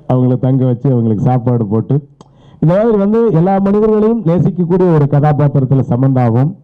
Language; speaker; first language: Tamil; native; Tamil